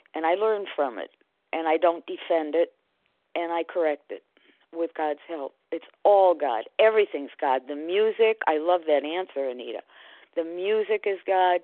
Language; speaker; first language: English; native; English